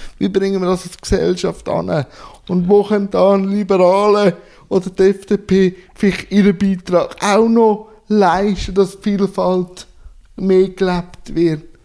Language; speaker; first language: German; native; German